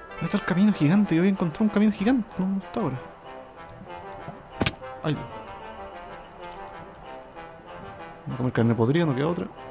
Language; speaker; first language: Spanish; native; Spanish